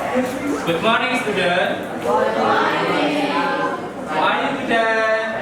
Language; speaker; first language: English; non-native, learner; Indonesian